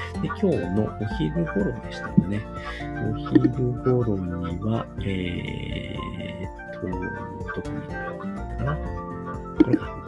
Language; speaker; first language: Japanese; native; Japanese